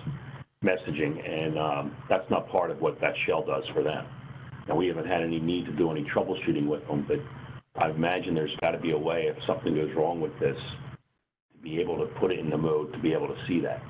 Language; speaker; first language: English; native; English